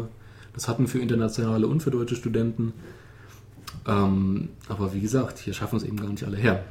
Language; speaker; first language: German; native; German